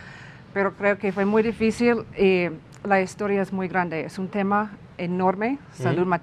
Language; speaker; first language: Spanish; non-native, fluent; English